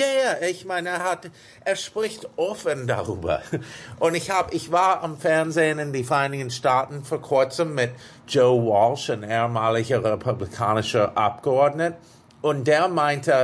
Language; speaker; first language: German; non-native, fluent; English